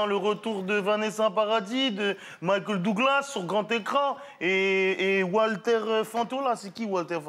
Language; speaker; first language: French; native; French